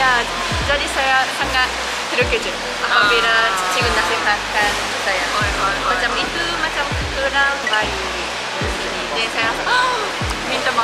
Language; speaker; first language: Indonesian; non-native, fluent; Japanese